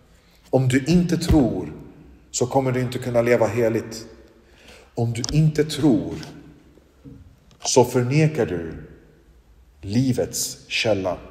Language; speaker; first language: Swedish; non-native, local second language; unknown